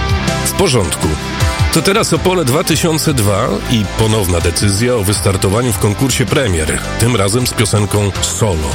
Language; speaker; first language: Polish; native; Polish